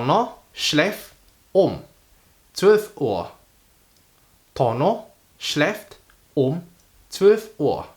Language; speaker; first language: German; non-native, fluent; Indonesian